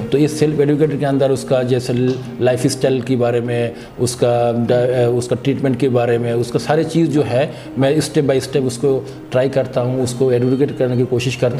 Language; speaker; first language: Hindi; non-native, fluent; Bangla